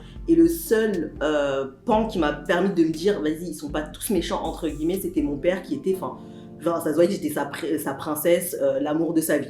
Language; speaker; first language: French; native; French